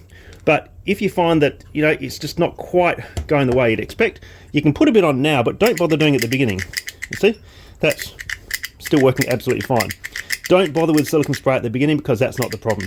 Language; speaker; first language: English; native; English